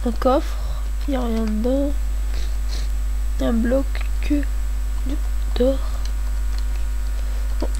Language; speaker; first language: French; native; French